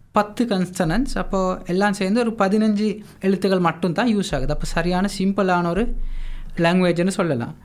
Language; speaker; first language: Tamil; non-native, local second language; Sinhala